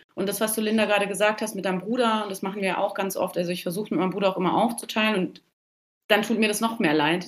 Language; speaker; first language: German; early bilingual, other home language; Turkish